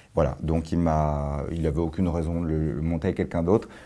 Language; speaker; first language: French; native; French